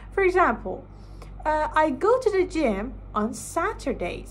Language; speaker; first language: English; non-native, fluent; Persian